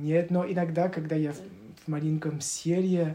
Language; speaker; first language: Russian; non-native, learner; French